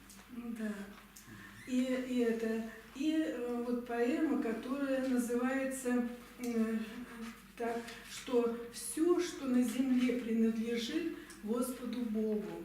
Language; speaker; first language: Russian; native; Russian